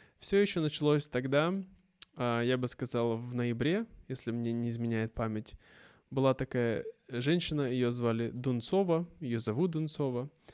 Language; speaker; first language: Russian; native; Russian